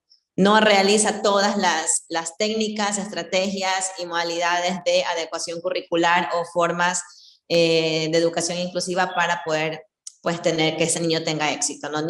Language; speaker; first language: Spanish; native; Spanish